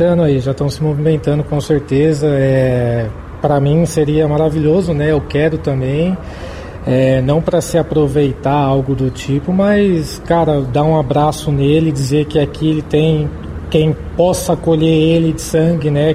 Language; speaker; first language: Portuguese; native; Portuguese